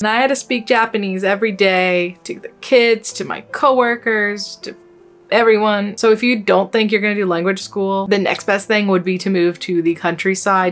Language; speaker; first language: English; native; English